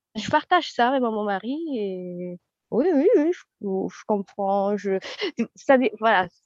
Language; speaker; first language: French; non-native, local second language; Malagasy